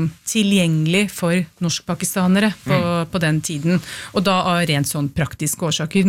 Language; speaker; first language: Norwegian; early bilingual, other home language; Urdu